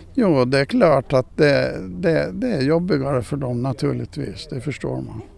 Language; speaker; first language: Swedish; native; Swedish